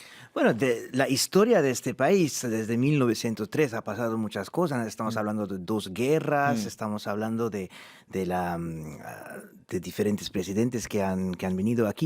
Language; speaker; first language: Spanish; non-native, fluent; French